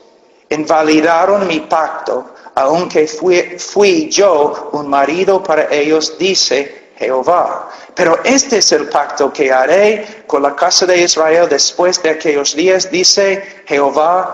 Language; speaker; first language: Spanish; non-native, fluent; English